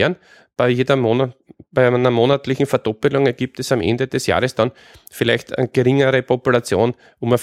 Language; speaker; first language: German; native; German